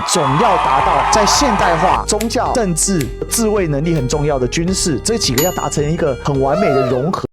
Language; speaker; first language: Chinese; native; Chinese